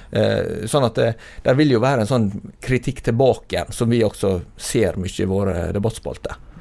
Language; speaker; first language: Norwegian; native; Norwegian